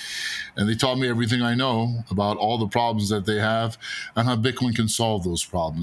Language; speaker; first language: English; native; English